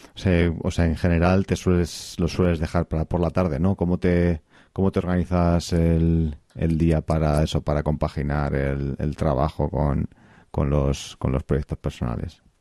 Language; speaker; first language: Spanish; native; Spanish